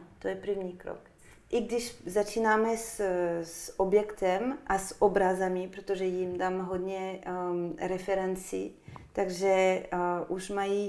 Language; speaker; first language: Czech; non-native, fluent; French